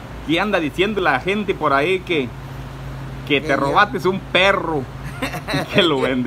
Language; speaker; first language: Spanish; native; Spanish